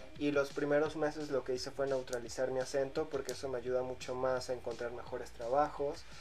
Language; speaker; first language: Spanish; native; Spanish